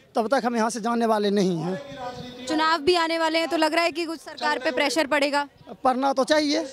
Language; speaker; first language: Hindi; native; Hindi